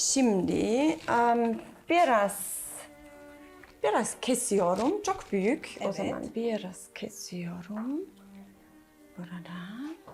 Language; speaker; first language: Turkish; non-native, learner; German